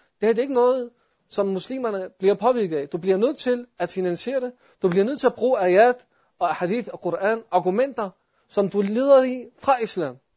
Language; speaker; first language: Danish; early bilingual, other home language; Arabic